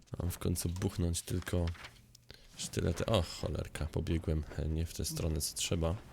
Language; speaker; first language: Polish; native; Polish